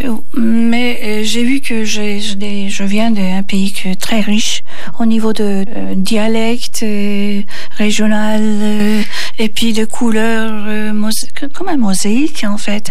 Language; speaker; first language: French; non-native, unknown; Turkish